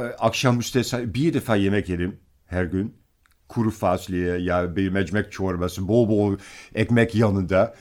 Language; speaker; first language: Turkish; non-native, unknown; Dutch